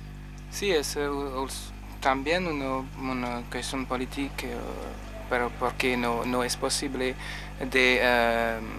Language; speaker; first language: Spanish; non-native, learner; French